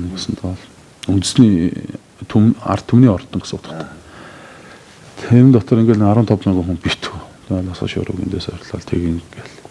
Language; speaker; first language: Mongolian; native; Mongolian